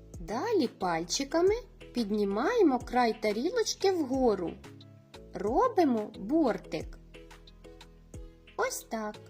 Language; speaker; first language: Ukrainian; native; Ukrainian